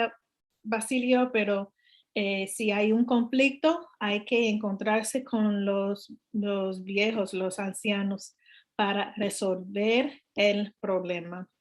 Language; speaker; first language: Spanish; non-native, learner; English